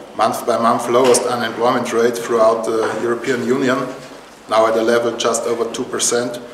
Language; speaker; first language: English; non-native, fluent; German